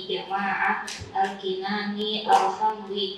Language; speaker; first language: Arabic; non-native, fluent; Indonesian